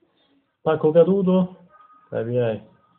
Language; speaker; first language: Italian; native; Italian